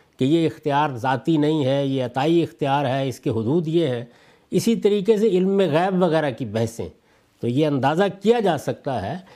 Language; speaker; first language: Urdu; non-native, local second language; Punjabi